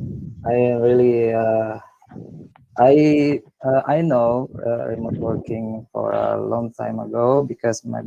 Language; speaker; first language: English; non-native, learner; Indonesian